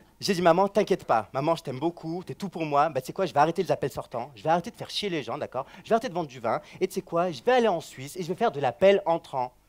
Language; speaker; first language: French; native; French